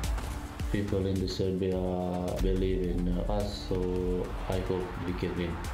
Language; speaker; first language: English; non-native, learner; Serbian